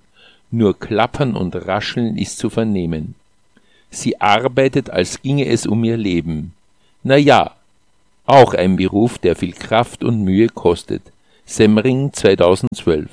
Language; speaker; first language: German; native; German